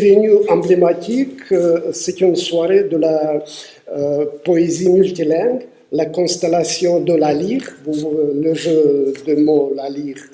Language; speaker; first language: French; non-native, fluent; Russian